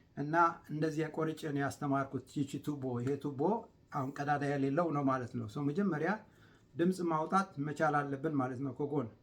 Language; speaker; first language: Amharic; non-native, local second language; Tigrinya